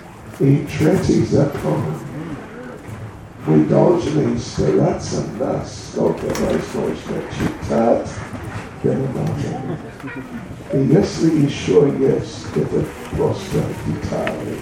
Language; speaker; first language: Russian; non-native, learner; English